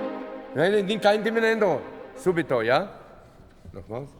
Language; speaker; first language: German; non-native, fluent; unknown